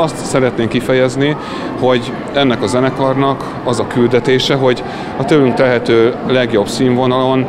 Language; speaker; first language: Hungarian; native; Hungarian